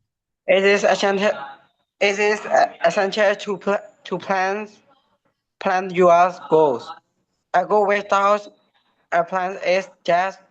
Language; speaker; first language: English; non-native, learner; Burmese